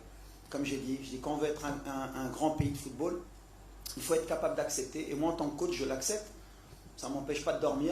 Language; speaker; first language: French; native; French